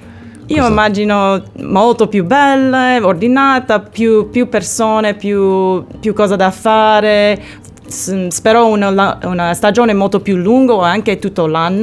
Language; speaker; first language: Italian; non-native, learner; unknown